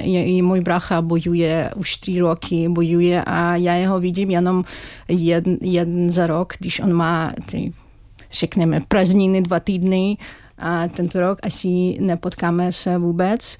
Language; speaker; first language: Czech; non-native, learner; Ukrainian